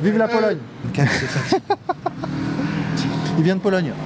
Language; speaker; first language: French; native; French